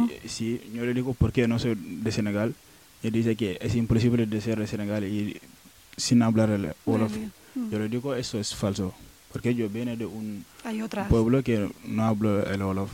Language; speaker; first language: Spanish; non-native, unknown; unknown